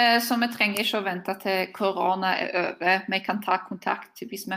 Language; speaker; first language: Norwegian; non-native, fluent; Polish